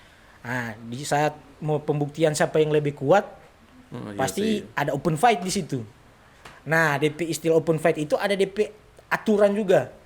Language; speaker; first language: Indonesian; non-native, local second language; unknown